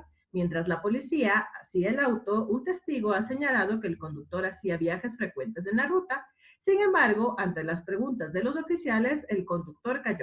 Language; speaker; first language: Spanish; native; Spanish